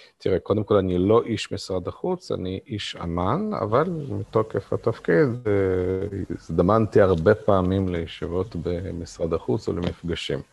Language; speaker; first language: Hebrew; non-native, fluent; Russian